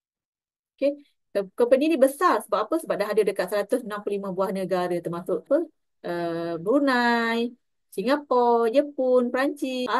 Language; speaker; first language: Malay; native; Malay